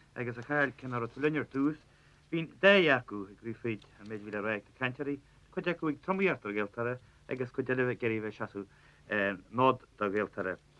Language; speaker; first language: Irish; native; Irish